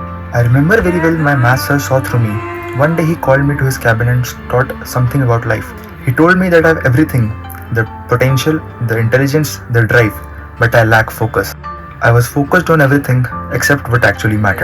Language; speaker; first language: English; non-native, local second language; Hindi